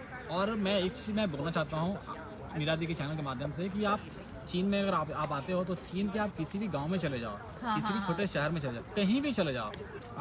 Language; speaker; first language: Hindi; native; Hindi